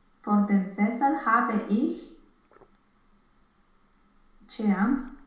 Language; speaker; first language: German; non-native, learner; Romanian